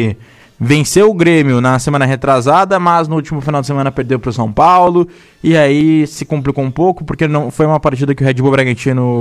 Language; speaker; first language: Portuguese; native; Portuguese